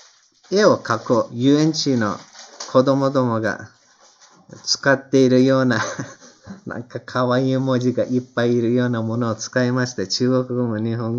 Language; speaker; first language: Japanese; non-native, fluent; Turkish